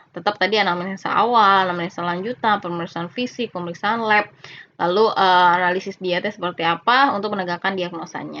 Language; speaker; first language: Indonesian; native; Indonesian